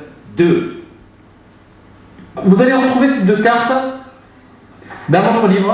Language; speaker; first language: French; native; French